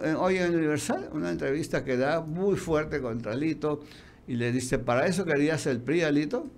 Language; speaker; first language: Spanish; native; Spanish